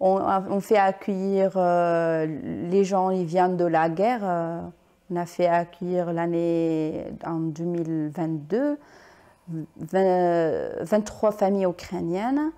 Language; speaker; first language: French; non-native, learner; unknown